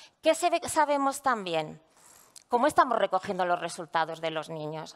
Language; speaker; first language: Spanish; native; Spanish